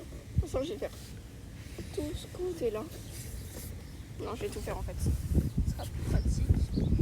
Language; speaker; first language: French; native; French